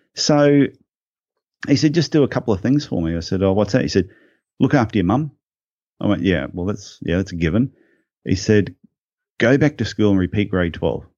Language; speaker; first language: English; native; English